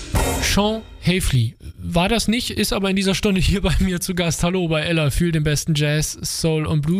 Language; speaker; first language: German; native; German